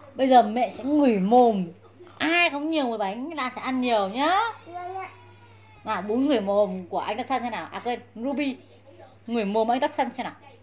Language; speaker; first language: Vietnamese; native; Vietnamese